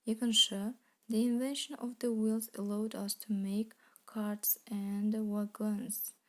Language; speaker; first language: English; non-native, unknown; Kazakh